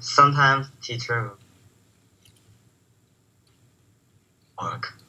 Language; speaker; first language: English; non-native, learner; Chinese